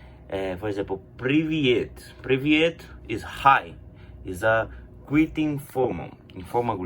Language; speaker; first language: English; non-native, learner; Portuguese